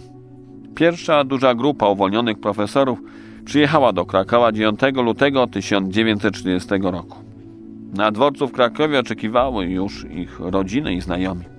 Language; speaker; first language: Polish; native; Polish